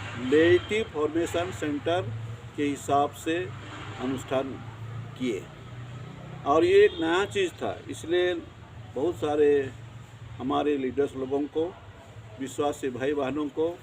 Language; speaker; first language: Hindi; non-native, local second language; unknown